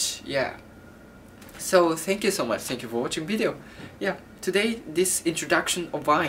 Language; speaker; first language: English; non-native, learner; Japanese